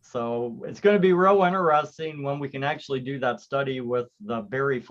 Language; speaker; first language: English; native; English